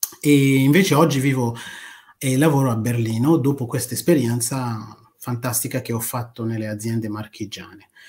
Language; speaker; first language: Italian; non-native, fluent; Kinyarwanda